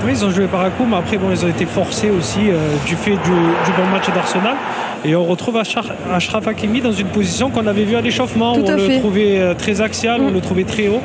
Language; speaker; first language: French; native; French